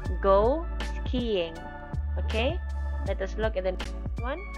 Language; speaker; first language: English; non-native, local second language; Malay